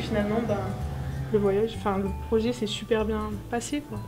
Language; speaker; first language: French; native; French